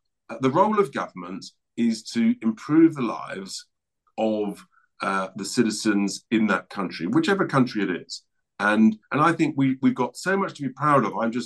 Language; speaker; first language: English; native; English